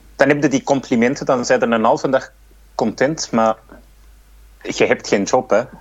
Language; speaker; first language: Dutch; native; Dutch